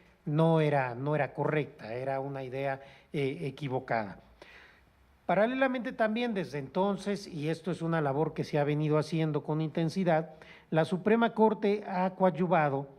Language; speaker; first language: Spanish; native; Spanish